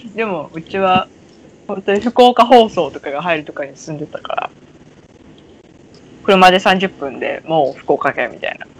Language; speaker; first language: Japanese; native; Japanese